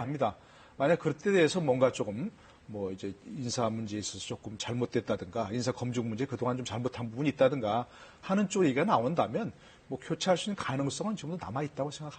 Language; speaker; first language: Korean; native; Korean